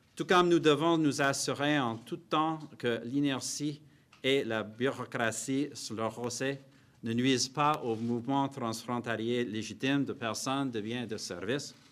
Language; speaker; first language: French; non-native, fluent; English